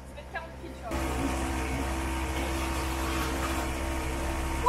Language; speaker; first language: French; native; French